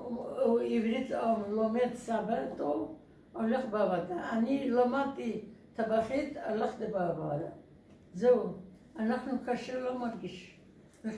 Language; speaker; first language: Hebrew; non-native, learner; Russian